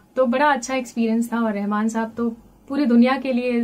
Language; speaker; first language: Hindi; native; Hindi